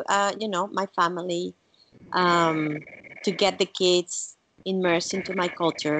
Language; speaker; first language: English; non-native, fluent; Spanish